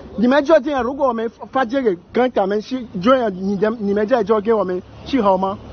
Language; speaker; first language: Chinese; non-native, learner; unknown